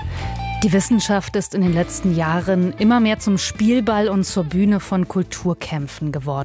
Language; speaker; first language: German; native; German